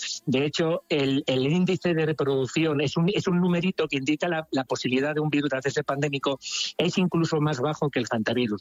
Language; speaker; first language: Spanish; native; Spanish